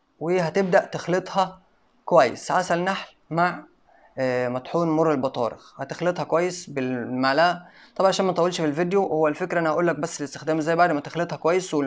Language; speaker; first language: Arabic; native; Arabic